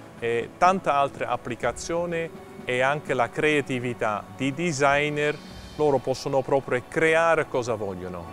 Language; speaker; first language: Italian; non-native, fluent; Dutch